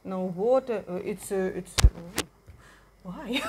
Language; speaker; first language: English; non-native, learner; Russian